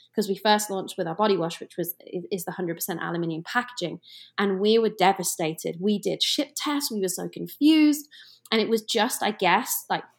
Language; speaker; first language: English; native; English